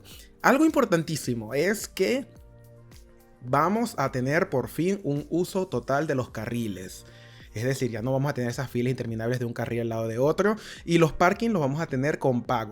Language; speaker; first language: Spanish; native; Spanish